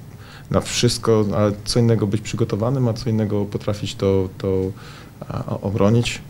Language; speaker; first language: Polish; native; Polish